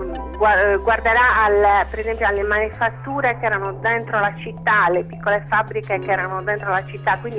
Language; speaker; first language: Italian; native; Italian